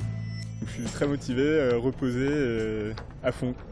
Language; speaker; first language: French; native; French